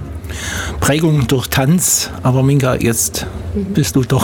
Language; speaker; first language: German; native; German